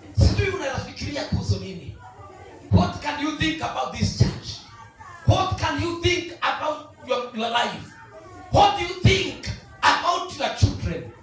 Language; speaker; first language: English; non-native, local second language; Swahili